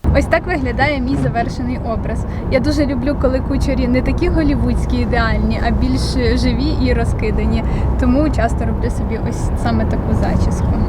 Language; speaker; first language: Ukrainian; non-native, local second language; Russian